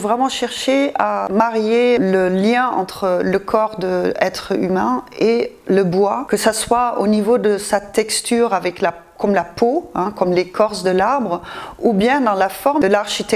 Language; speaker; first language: French; non-native, fluent; Dutch